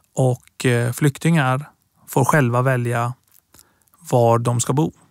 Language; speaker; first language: Swedish; early bilingual, other home language; Persian